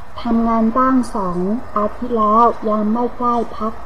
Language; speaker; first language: Thai; non-native, learner; Chinese